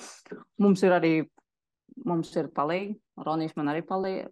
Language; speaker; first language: Latvian; non-native, local second language; Russian